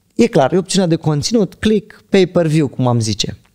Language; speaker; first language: Romanian; native; Romanian